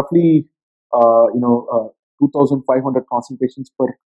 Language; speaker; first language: English; non-native, local second language; Tamil